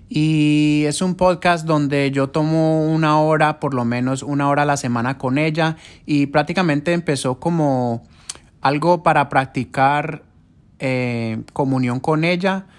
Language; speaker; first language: Spanish; early bilingual, heritage; Spanish